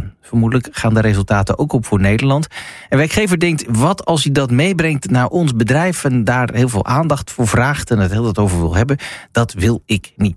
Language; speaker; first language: Dutch; native; Dutch